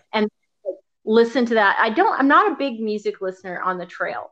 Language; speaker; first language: English; native; English